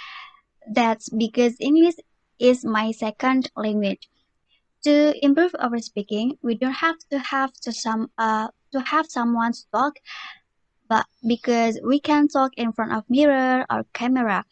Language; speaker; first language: English; non-native, learner; Indonesian